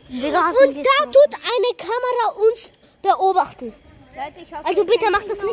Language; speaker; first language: German; early bilingual, other home language; Croatian